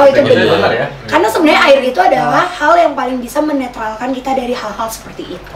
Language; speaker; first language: Indonesian; native; Indonesian